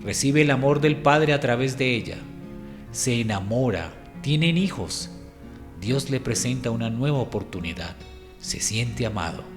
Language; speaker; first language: Spanish; native; Spanish